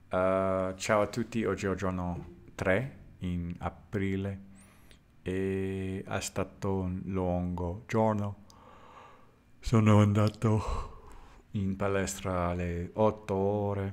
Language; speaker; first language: Italian; non-native, learner; English